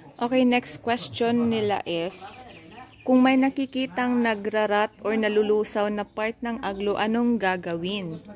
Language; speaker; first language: Filipino; non-native, local second language; Cebuano